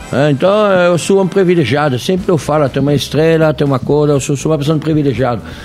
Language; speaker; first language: Portuguese; non-native, fluent; French